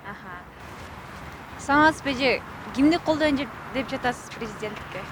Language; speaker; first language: Kyrgyz; native; Kyrgyz